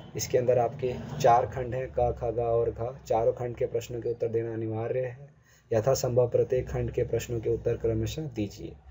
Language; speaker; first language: Hindi; native; Hindi